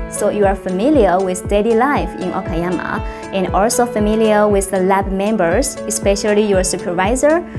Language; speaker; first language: English; non-native, fluent; Chinese